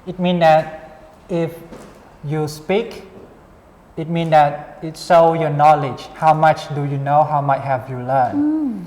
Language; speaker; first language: English; non-native, fluent; Khmer